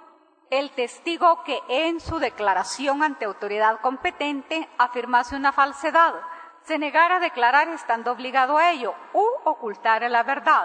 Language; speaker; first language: Spanish; native; Spanish